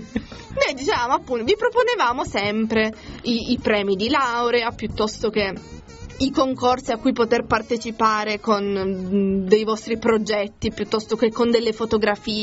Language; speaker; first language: Italian; native; Italian